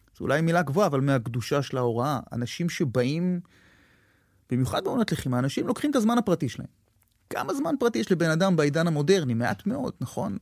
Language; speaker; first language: Hebrew; native; Hebrew